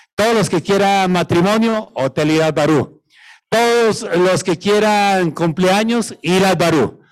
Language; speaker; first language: Spanish; native; Spanish